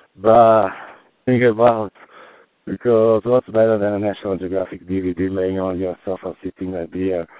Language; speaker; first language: English; non-native, fluent; Italian